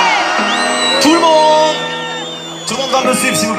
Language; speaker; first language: French; native; French